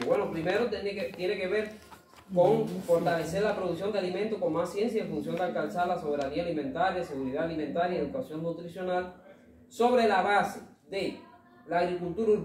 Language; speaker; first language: Spanish; native; Spanish